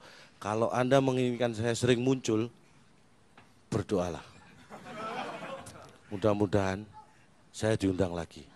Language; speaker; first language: Indonesian; native; Indonesian